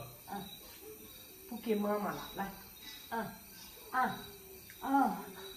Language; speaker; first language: Chinese; non-native, learner; Nepali